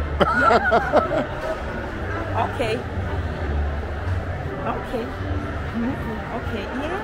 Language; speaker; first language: English; non-native, learner; Portuguese